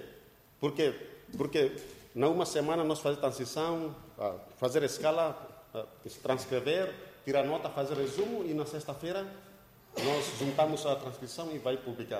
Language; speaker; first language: Portuguese; non-native, local second language; Tetum